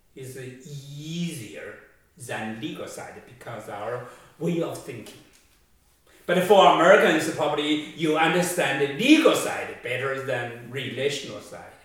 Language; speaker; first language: English; non-native, fluent; Chinese